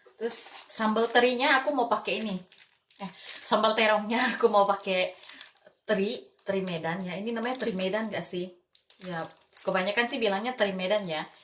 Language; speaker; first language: Indonesian; native; Indonesian